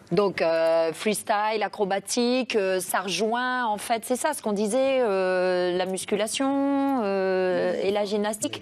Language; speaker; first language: French; native; French